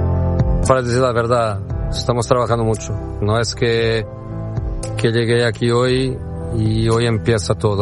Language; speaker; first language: Spanish; non-native, fluent; Portuguese